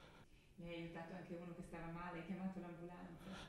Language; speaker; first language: Italian; native; Italian